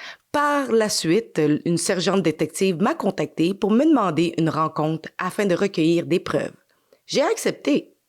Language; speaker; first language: French; native; French